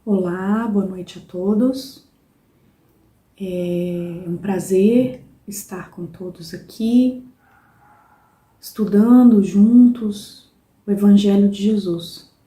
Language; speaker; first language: Portuguese; native; Portuguese